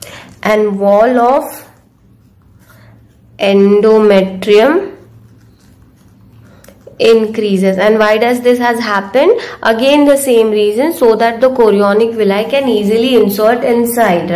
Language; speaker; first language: English; non-native, local second language; Hindi